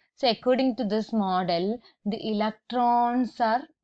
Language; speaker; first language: English; non-native, local second language; Malayalam